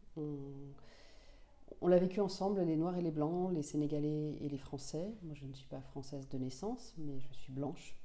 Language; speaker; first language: French; non-native, local second language; Finnish